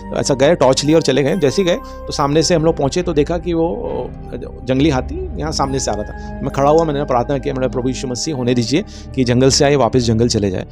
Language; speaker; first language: Hindi; native; Hindi